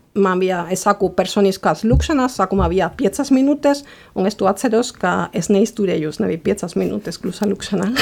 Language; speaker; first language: Latvian; non-native, fluent; Spanish